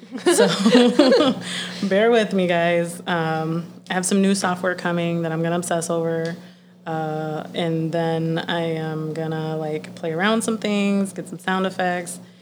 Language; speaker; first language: English; early bilingual, other home language; Spanish